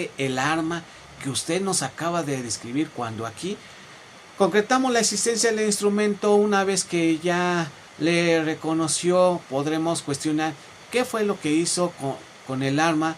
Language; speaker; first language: Spanish; native; Spanish